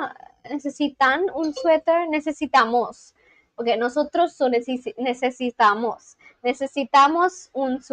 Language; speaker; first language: Spanish; non-native, learner; Bangla